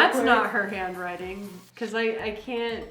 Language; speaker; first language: English; native; English